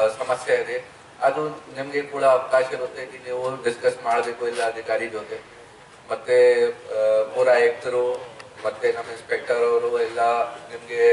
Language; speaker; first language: Kannada; non-native, learner; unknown